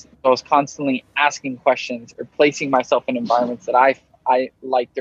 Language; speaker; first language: English; native; English